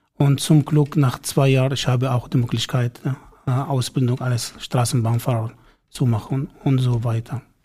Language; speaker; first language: German; non-native, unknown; Arabic